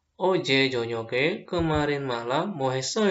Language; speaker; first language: Korean; non-native, fluent; Indonesian